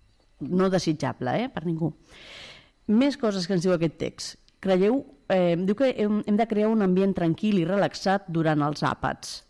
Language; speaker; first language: Catalan; native; Catalan